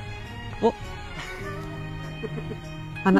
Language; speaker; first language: Malay; native; Malay